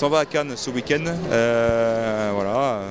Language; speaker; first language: French; native; French